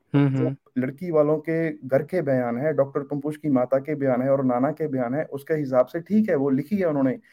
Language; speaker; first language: Hindi; native; Hindi